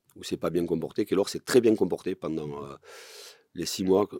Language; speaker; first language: French; native; French